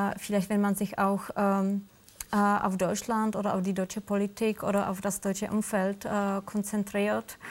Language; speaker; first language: German; non-native, fluent; Czech